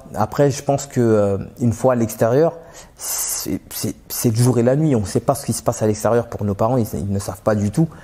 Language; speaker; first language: French; native; French